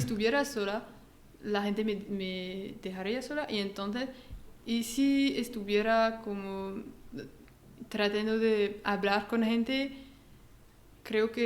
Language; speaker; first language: Spanish; non-native, learner; French